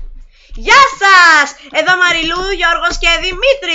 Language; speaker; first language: Greek; native; Greek